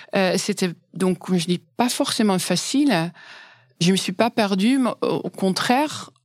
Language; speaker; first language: French; non-native, fluent; Dutch